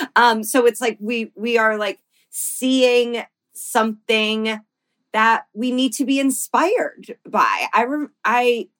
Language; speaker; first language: English; native; English